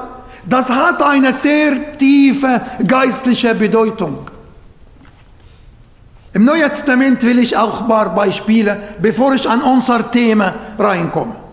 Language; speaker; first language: German; non-native, fluent; Arabic